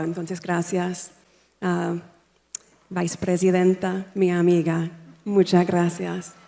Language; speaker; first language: Spanish; non-native, fluent; English